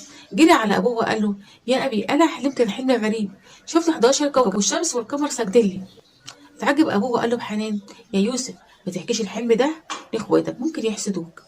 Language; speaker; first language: Arabic; native; Arabic